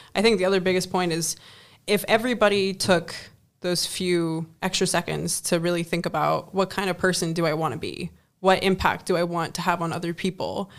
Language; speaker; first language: English; non-native, fluent; German